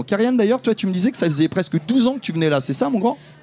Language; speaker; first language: French; native; French